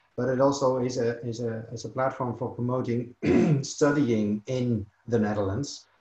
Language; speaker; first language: English; non-native, fluent; Dutch